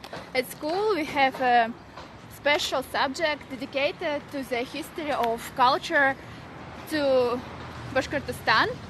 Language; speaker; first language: English; non-native, learner; Russian